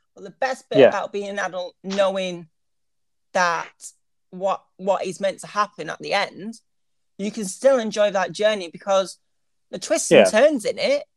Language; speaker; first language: English; native; English